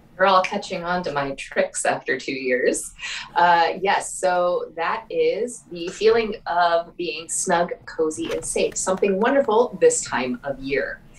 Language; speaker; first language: English; native; English